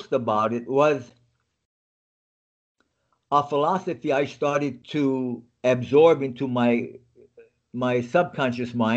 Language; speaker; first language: English; native; English